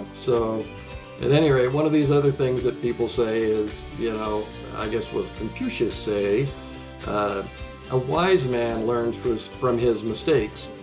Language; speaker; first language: English; native; English